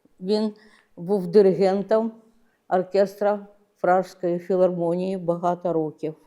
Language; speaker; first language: Ukrainian; non-native, local second language; Russian